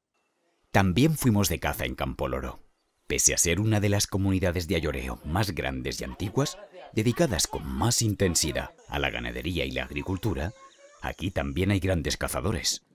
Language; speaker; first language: Spanish; native; Spanish